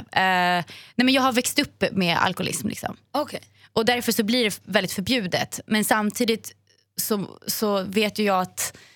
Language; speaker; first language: Swedish; native; Swedish